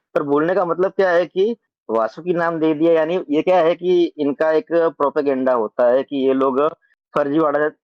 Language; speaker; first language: Hindi; non-native, local second language; Gujarati